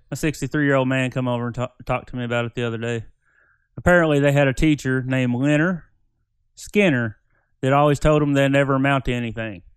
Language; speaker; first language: English; native; English